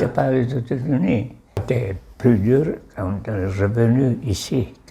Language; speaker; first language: French; non-native, local second language; Basque